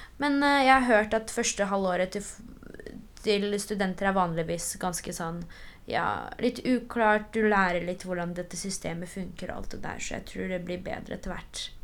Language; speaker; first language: Norwegian; early bilingual, other home language; Polish